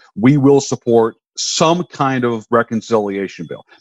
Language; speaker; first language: English; native; English